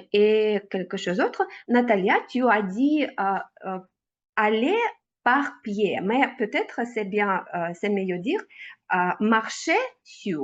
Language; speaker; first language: French; non-native, learner; Russian